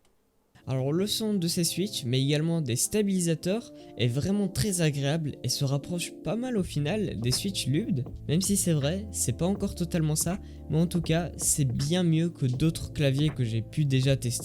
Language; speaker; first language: French; native; French